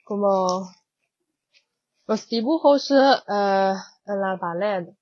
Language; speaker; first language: Spanish; non-native, learner; Chinese